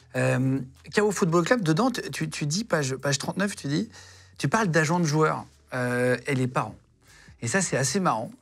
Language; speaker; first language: French; native; French